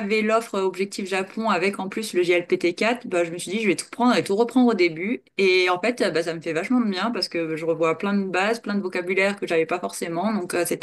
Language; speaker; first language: French; native; French